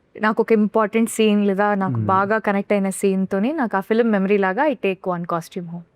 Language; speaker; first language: Telugu; native; Telugu